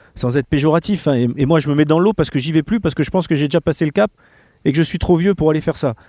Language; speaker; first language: French; native; French